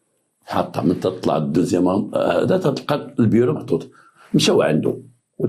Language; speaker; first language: Arabic; native; Arabic